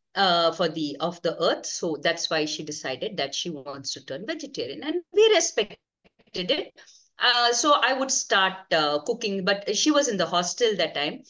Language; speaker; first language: English; non-native, local second language; Konkani